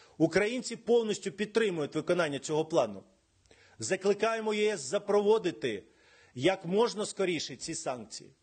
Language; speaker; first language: Ukrainian; non-native, local second language; Russian